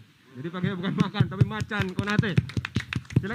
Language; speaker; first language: Indonesian; native; Indonesian